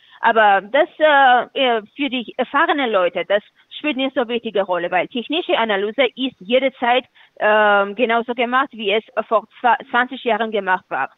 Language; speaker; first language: German; non-native, fluent; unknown